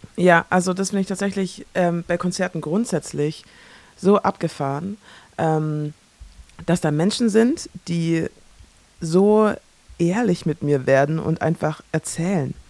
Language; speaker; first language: German; early bilingual, other home language; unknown